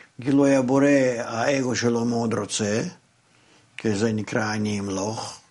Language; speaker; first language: Hebrew; non-native, fluent; Russian